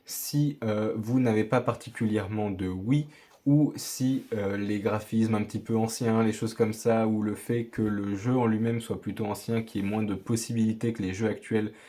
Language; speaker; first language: French; native; French